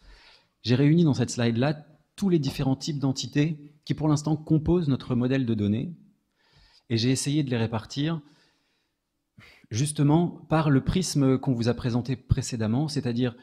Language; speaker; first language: French; native; French